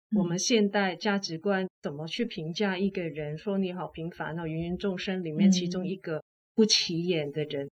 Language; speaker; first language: Chinese; non-native, fluent; Cantonese